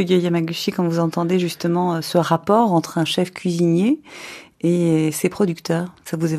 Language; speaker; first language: French; native; French